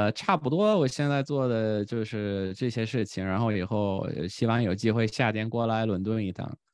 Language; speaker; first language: Chinese; non-native, fluent; Bulgarian